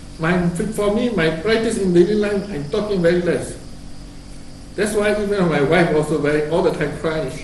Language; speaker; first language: English; non-native, learner; Burmese